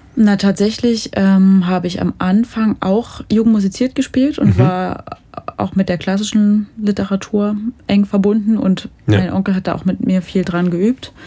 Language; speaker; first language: German; native; German